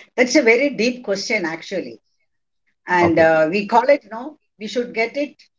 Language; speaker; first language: English; non-native, local second language; Malayalam